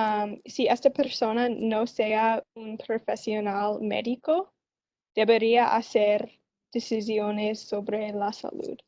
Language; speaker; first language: Spanish; non-native, learner; English